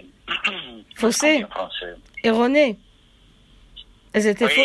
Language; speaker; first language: French; native; French